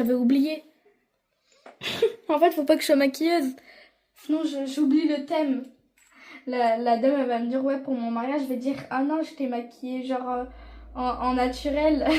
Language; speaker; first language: French; native; French